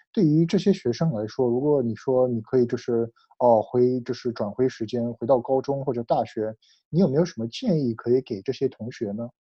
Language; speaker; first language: Chinese; early bilingual, heritage; Chinese